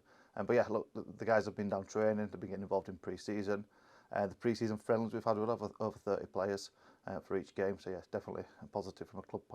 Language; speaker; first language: English; native; English